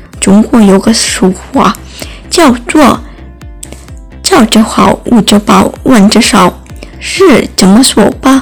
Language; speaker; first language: Chinese; non-native, learner; Indonesian